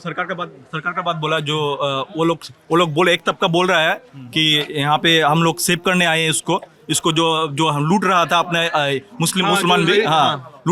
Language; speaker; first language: Hindi; non-native, local second language; Bangla